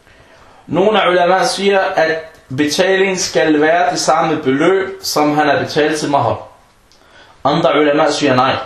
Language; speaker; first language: Danish; non-native, fluent; Arabic